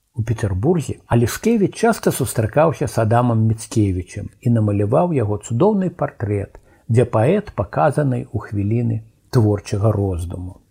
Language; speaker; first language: Belarusian; native; Belarusian